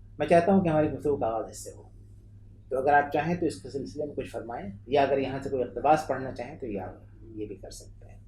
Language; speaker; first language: Urdu; native; Urdu